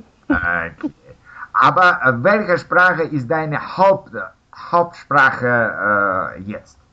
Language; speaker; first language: German; non-native, fluent; Russian